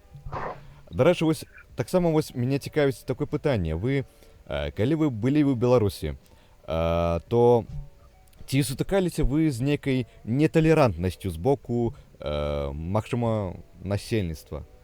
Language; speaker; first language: Belarusian; native; Belarusian